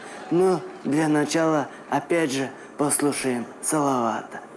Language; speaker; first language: Russian; non-native, local second language; Tatar